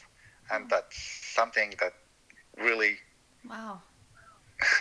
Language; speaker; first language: English; non-native, fluent; Arabic